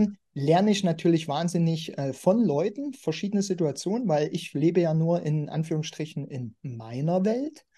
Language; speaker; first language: German; native; German